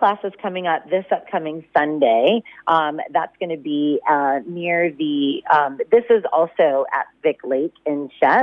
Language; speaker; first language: English; native; English